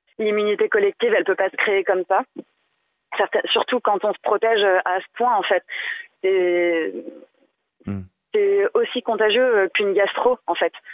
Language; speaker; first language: French; native; French